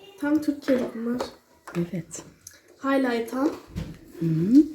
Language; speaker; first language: Turkish; early bilingual, heritage; Turkish